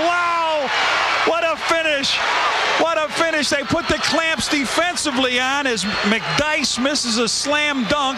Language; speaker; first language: English; native; English